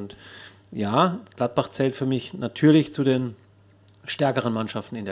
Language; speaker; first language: German; native; German